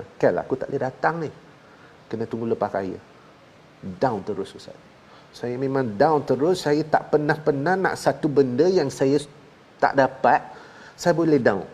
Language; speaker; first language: Malay; non-native, local second language; Chinese